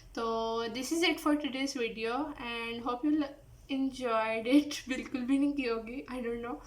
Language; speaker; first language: Urdu; early bilingual, heritage; Urdu